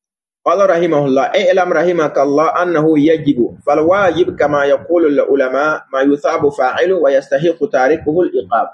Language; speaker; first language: Arabic; non-native, fluent; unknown